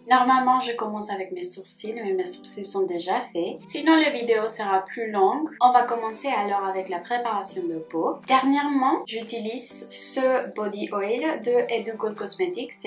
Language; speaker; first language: French; non-native, fluent; Spanish